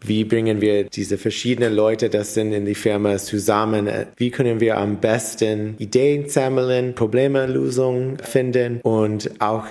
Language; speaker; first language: German; non-native, learner; English